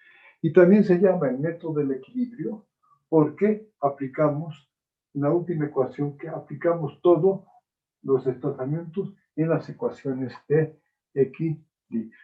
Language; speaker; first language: Spanish; native; Spanish